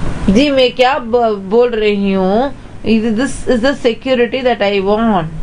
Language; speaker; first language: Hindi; non-native, local second language; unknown